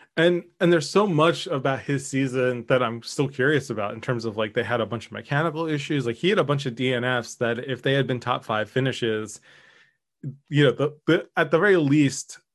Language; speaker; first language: English; native; English